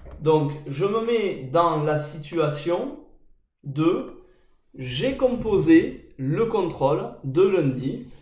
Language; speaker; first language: French; native; French